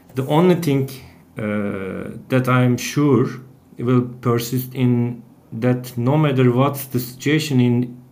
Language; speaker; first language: English; non-native, fluent; Turkish